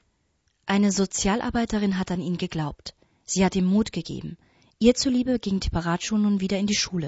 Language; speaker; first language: German; native; German